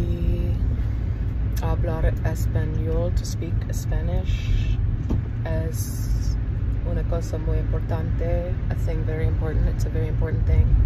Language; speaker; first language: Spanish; non-native, learner; English